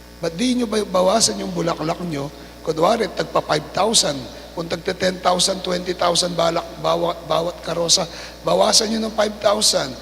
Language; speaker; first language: Filipino; non-native, local second language; Pampanga